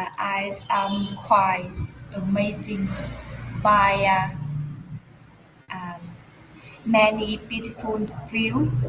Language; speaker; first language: English; non-native, learner; Vietnamese